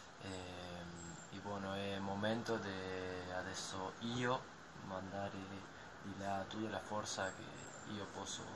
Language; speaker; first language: Italian; non-native, learner; Spanish